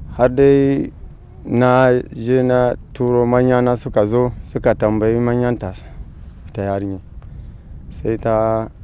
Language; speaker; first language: Hausa; non-native, local second language; Fula